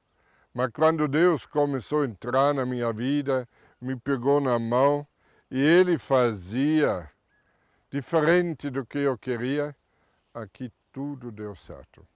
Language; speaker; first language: Portuguese; non-native, fluent; German